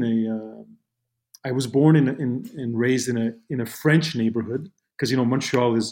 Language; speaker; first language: English; non-native, fluent; Italian